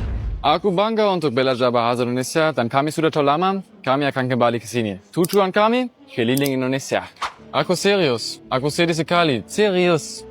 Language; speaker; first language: Indonesian; non-native, learner; German